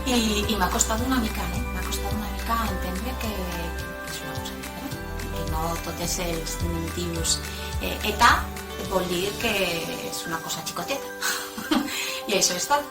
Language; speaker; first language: Catalan; non-native, local second language; Spanish